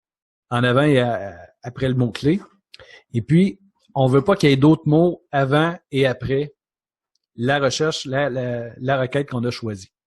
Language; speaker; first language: French; native; French